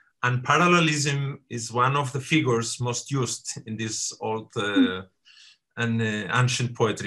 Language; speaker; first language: English; non-native, fluent; Catalan